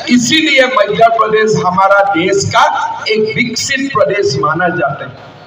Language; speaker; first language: Hindi; non-native, local second language; Assamese